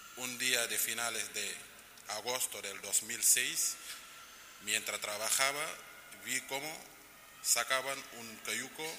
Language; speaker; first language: Spanish; non-native, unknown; Wolof